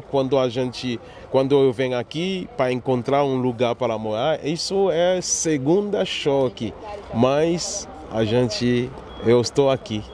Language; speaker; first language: Portuguese; non-native, learner; Haitian Creole